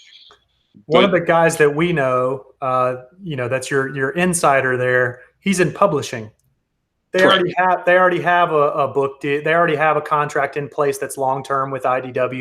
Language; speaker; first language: English; native; English